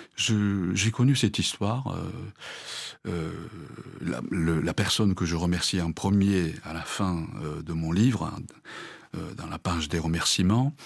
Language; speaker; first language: French; non-native, fluent; Japanese